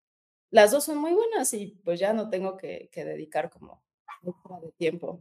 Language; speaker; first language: Spanish; native; Spanish